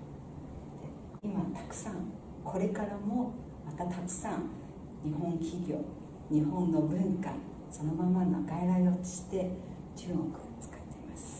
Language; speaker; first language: Japanese; non-native, fluent; Chinese